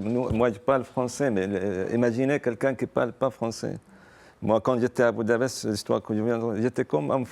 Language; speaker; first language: French; non-native, fluent; Arabic